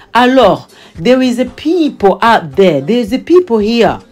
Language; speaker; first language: English; non-native, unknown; Lingala